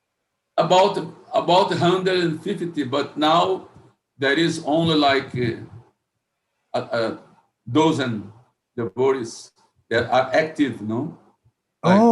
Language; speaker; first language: English; non-native, fluent; Portuguese